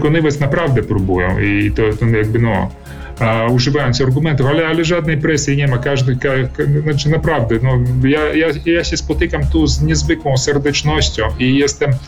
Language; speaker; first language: Polish; early bilingual, heritage; Polish